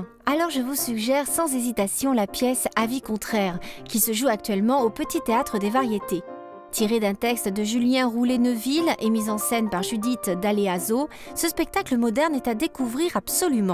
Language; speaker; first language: French; native; French